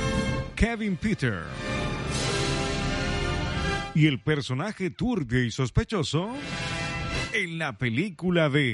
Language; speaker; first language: Spanish; native; Spanish